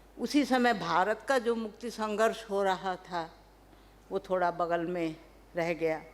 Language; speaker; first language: Hindi; non-native, local second language; Telugu